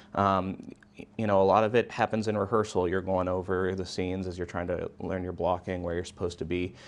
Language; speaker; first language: English; native; English